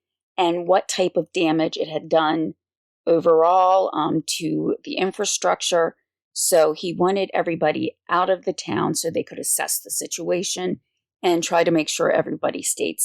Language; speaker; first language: English; native; English